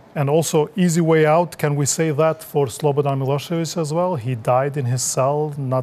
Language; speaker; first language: English; non-native, fluent; Albanian